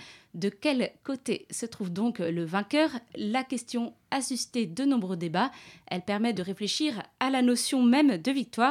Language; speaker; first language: French; native; French